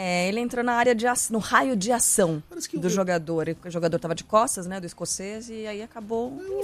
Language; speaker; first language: Portuguese; native; Portuguese